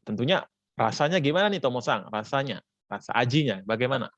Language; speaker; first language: Indonesian; native; Indonesian